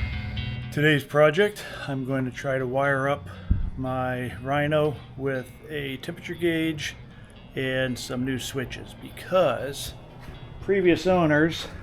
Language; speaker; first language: English; native; English